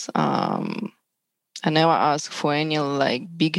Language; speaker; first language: English; non-native, learner; Russian